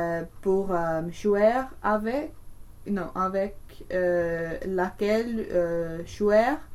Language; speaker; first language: French; non-native, learner; English